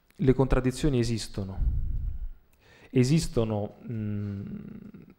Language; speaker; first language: Italian; native; Italian